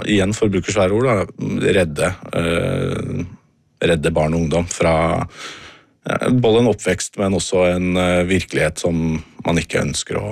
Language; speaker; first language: Norwegian; native; Norwegian